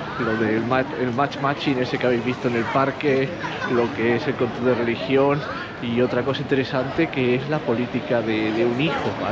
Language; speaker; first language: Spanish; native; Spanish